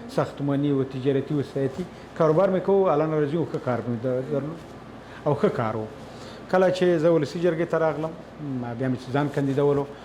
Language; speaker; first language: Pashto; native; Pashto